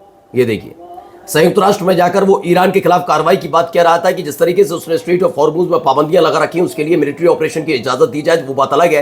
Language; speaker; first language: Hindi; native; Hindi